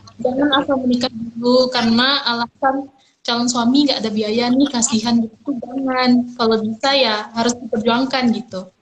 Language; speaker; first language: Indonesian; native; Indonesian